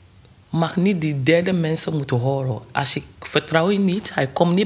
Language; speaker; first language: Dutch; non-native, learner; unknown